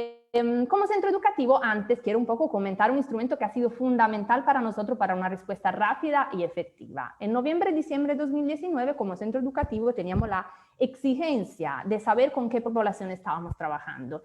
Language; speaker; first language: Spanish; native; Spanish